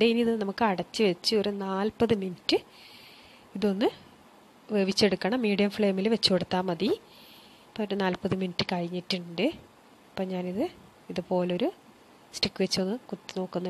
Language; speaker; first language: Malayalam; native; Malayalam